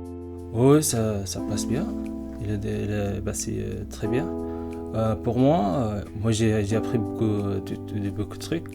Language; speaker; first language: French; non-native, learner; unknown